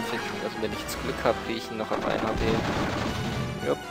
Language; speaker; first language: German; native; German